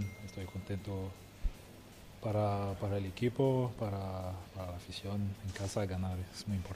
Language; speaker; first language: Spanish; non-native, fluent; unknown